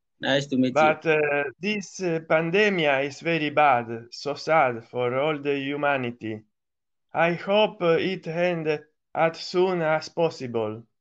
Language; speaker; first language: English; non-native, learner; Italian